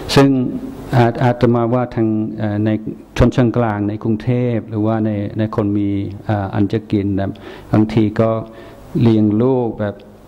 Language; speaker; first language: Thai; non-native, fluent; English